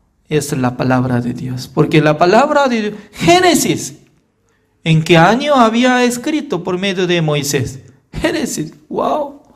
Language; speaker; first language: Spanish; non-native, fluent; Korean